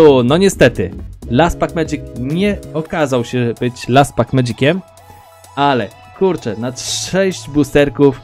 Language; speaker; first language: Polish; native; Polish